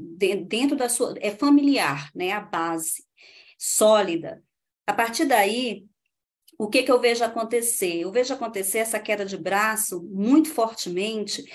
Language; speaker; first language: Portuguese; native; Portuguese